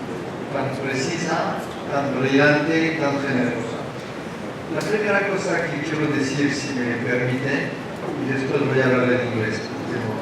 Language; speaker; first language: Spanish; non-native, learner; French